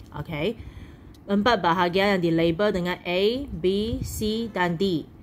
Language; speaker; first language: Malay; non-native, local second language; Chinese